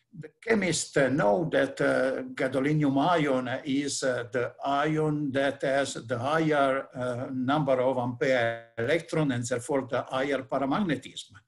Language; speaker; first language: English; non-native, fluent; Italian